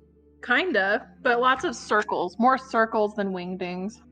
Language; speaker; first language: English; native; English